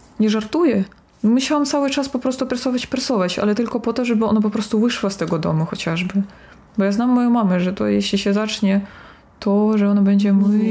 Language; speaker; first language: Polish; non-native, fluent; Russian